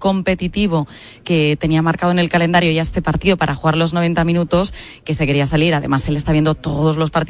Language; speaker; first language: Spanish; native; Spanish